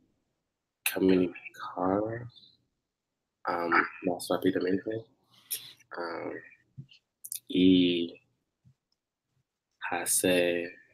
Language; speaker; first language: Spanish; non-native, learner; English